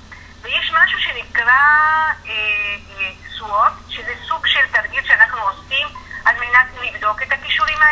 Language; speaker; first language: Hebrew; non-native, fluent; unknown